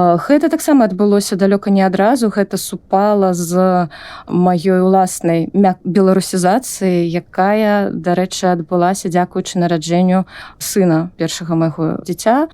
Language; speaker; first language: Belarusian; non-native, local second language; Russian